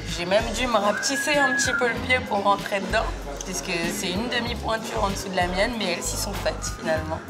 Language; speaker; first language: French; native; French